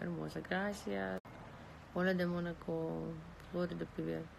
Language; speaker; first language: Spanish; non-native, learner; Russian